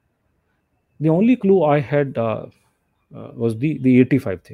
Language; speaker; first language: English; non-native, local second language; Hindi